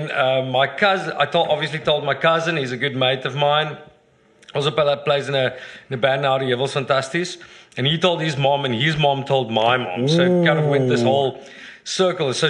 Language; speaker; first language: English; non-native, local second language; Afrikaans